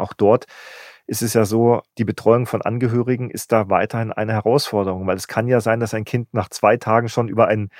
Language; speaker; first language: German; native; German